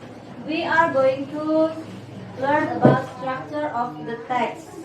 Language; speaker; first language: English; non-native, fluent; Indonesian